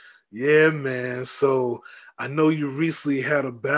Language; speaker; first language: English; native; English